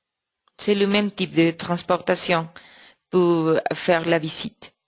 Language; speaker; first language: French; non-native, learner; Spanish